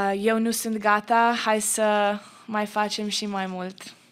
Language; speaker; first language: Romanian; early bilingual, heritage; Romanian